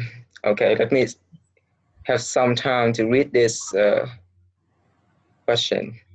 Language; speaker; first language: English; non-native, learner; Vietnamese